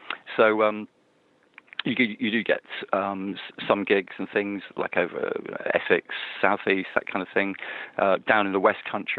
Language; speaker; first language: English; native; English